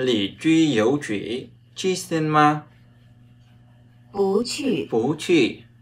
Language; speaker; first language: Chinese; non-native, learner; Vietnamese